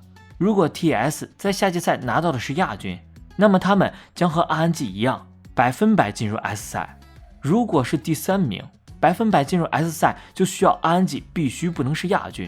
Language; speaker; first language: Chinese; native; Chinese